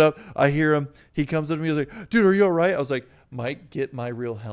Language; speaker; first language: English; native; English